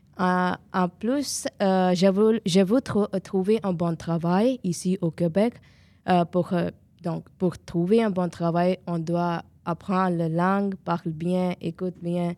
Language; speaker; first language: French; non-native, learner; Punjabi